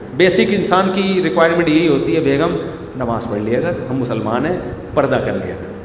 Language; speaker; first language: Urdu; native; Urdu